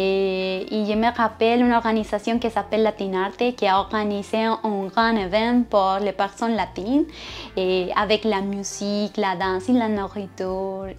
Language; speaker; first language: French; non-native, learner; Spanish